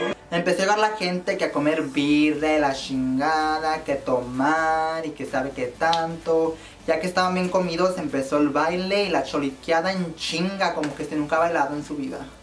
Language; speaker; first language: Spanish; early bilingual, heritage; Spanish